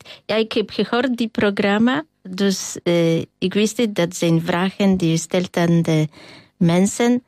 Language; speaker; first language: Dutch; non-native, fluent; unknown